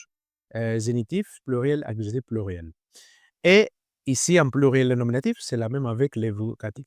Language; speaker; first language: French; non-native, learner; Greek